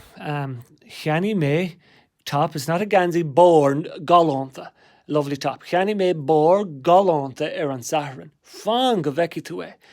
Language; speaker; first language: Irish; native; Irish